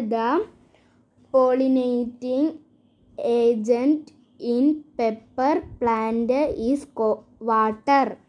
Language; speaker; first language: English; non-native, local second language; Malayalam